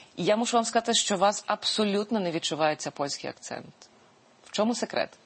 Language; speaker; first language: Ukrainian; native; Ukrainian